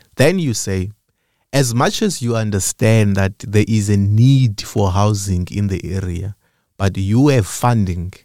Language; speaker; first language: English; non-native, local second language; Xhosa